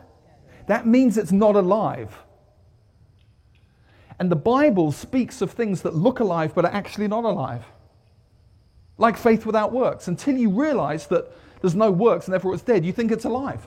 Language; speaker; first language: English; native; English